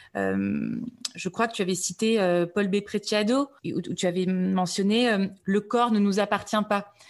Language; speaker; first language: French; native; French